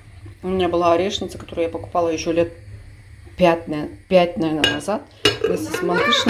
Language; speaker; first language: Russian; native; Russian